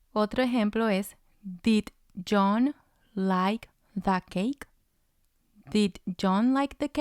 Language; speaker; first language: English; non-native, fluent; Spanish